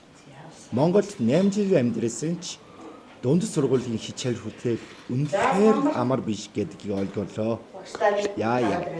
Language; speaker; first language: Mongolian; non-native, fluent; Korean